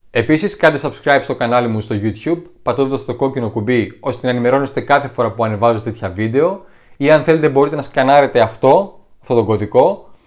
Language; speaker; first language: Greek; native; Greek